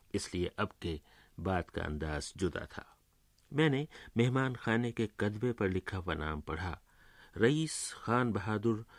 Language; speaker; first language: Urdu; native; Urdu